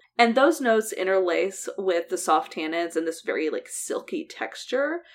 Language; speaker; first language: English; native; English